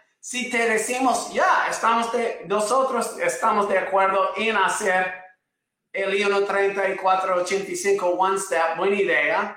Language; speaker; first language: Spanish; non-native, fluent; English